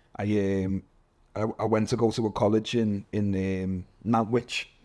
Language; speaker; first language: English; native; English